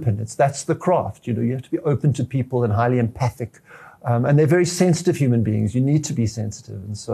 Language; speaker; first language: English; native; English